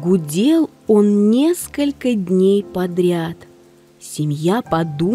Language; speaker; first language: Russian; native; Russian